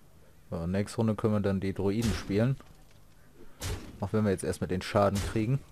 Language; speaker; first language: German; native; German